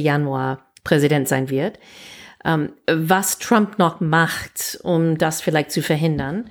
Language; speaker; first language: German; non-native, fluent; English